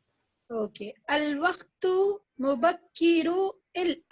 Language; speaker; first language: Arabic; non-native, learner; Urdu